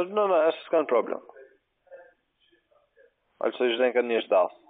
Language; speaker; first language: German; non-native, learner; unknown